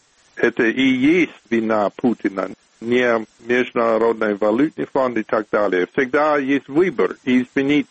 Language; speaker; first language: Russian; non-native, fluent; English